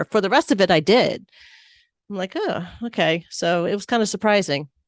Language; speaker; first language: English; native; English